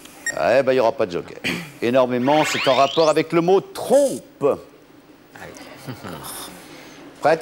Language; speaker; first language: French; native; French